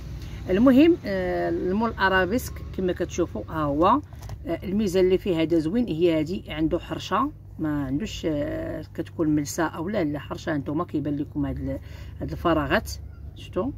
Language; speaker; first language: Arabic; native; Arabic